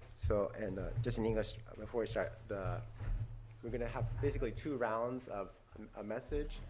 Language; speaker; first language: English; native; English